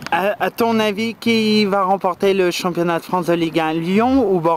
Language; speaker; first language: French; native; French